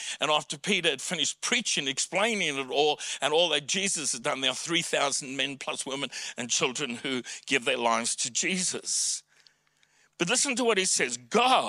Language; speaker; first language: English; native; English